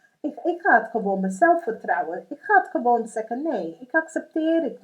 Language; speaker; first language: Dutch; non-native, fluent; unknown